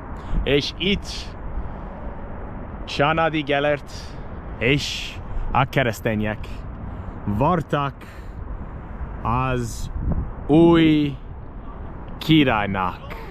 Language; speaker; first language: Hungarian; non-native, learner; English